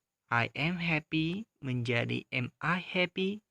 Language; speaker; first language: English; non-native, fluent; Indonesian